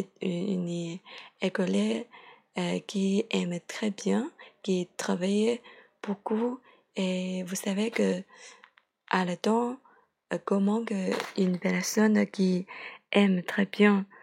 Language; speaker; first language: French; non-native, learner; Chinese